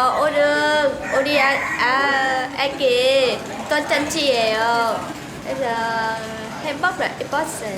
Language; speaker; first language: Korean; non-native, learner; Vietnamese